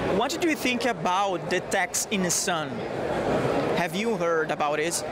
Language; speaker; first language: English; non-native, learner; Portuguese